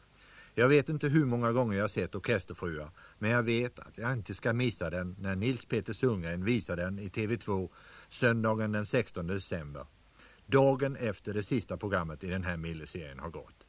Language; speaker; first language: Swedish; native; Swedish